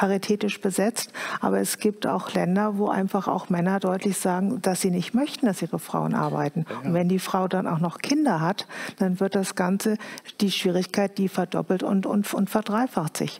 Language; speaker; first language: German; native; German